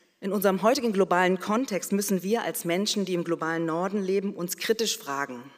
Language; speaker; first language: German; early bilingual, other home language; Korean